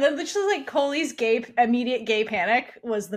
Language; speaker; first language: English; native; English